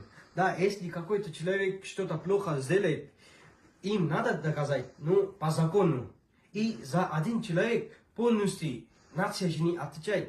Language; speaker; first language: Russian; non-native, learner; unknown